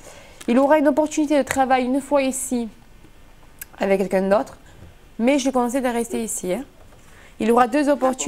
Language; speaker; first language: French; native; French